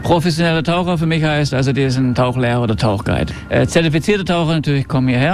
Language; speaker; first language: German; non-native, fluent; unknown